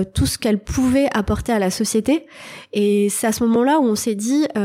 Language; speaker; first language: French; native; French